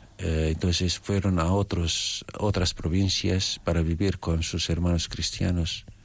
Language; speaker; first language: Spanish; non-native, fluent; Arabic